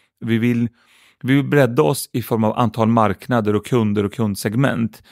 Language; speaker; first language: Swedish; early bilingual, other home language; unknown